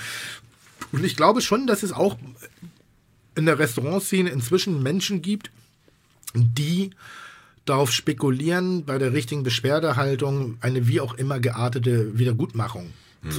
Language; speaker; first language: German; native; German